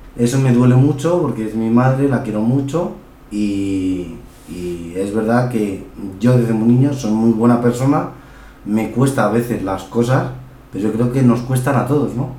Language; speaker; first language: Spanish; early bilingual, other home language; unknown